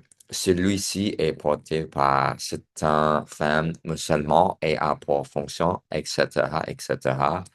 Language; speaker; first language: French; non-native, learner; English